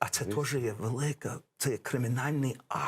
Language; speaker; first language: Ukrainian; early bilingual, heritage; English